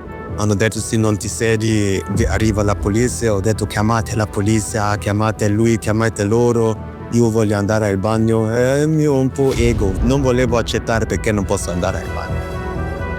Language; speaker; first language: Italian; non-native, fluent; German